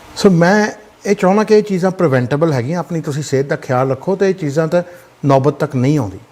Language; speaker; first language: Punjabi; early bilingual, heritage; Punjabi